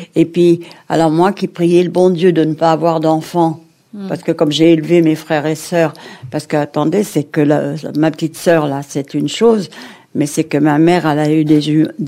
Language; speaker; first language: French; early bilingual, other home language; Kabyle